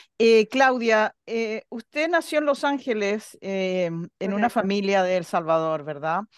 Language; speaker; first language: Spanish; native; Spanish